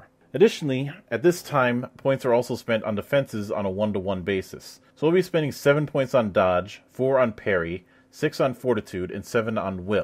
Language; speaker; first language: English; native; English